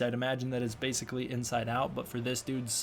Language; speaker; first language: English; native; English